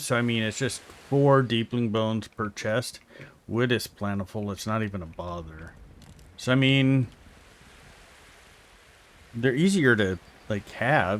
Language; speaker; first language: English; native; English